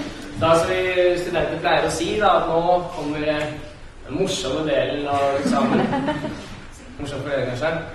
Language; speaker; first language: Norwegian; early bilingual, other home language; Russian